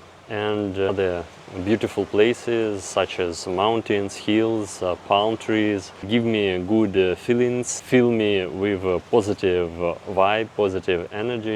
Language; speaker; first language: English; non-native, fluent; Russian